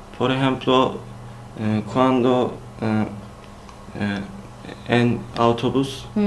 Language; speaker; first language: Spanish; non-native, learner; Turkish